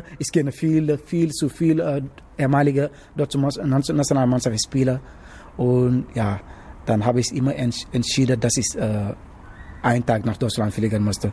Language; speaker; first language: German; non-native, learner; Wolof